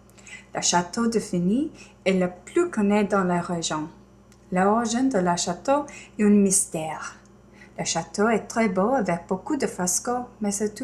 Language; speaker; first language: French; non-native, learner; English